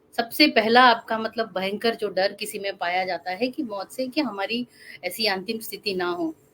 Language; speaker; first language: Hindi; non-native, local second language; Assamese